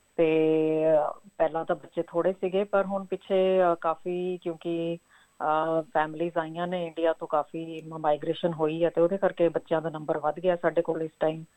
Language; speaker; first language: Punjabi; native; Punjabi